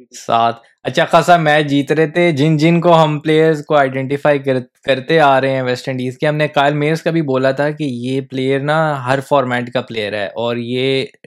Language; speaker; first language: Urdu; native; Urdu